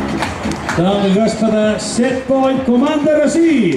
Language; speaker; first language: Russian; non-native, learner; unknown